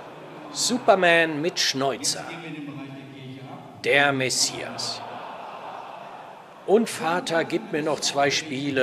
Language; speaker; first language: German; native; German